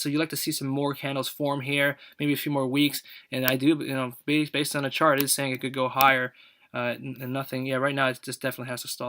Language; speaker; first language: English; native; English